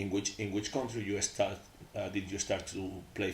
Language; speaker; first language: English; non-native, learner; Spanish